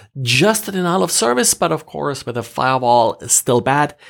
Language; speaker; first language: English; non-native, fluent; German